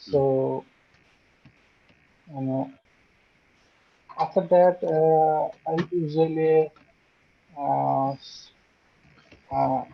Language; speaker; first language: English; non-native, learner; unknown